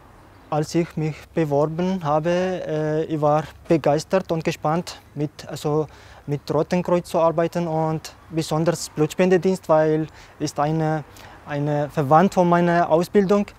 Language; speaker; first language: German; non-native, learner; Arabic